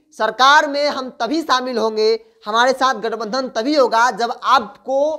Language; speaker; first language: Hindi; native; Hindi